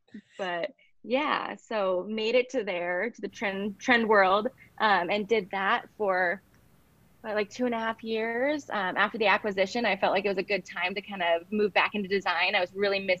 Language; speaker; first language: English; native; English